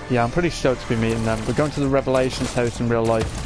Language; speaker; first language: English; native; English